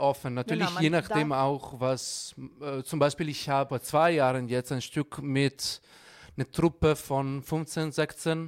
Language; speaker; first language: German; non-native, fluent; Italian